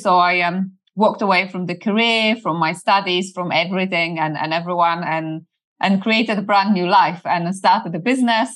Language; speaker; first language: English; non-native, fluent; Polish